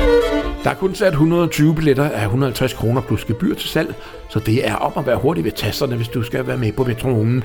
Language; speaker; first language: Danish; native; Danish